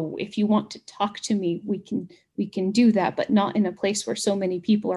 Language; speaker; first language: English; native; English